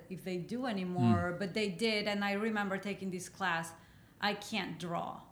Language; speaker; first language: English; non-native, fluent; Spanish